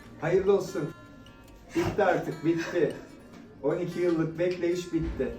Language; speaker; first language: Turkish; native; Turkish